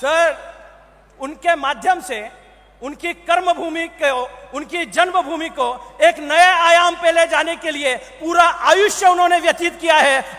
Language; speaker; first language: Hindi; non-native, local second language; Marathi